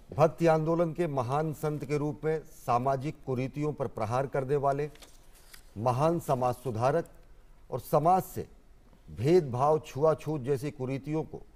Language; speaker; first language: Hindi; native; Hindi